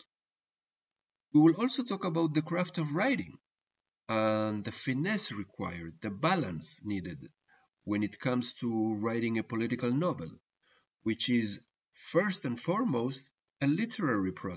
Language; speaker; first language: English; early bilingual, other home language; Spanish